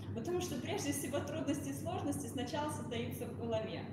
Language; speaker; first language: Russian; native; Russian